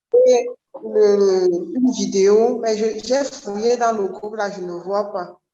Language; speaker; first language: French; non-native, local second language; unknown